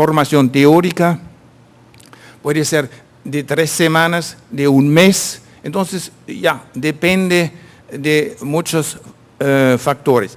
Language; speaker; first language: Spanish; non-native, fluent; German